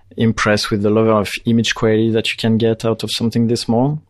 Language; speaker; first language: English; non-native, fluent; French